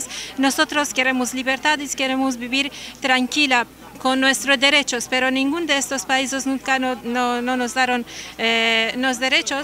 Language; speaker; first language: Spanish; non-native, learner; Kurdish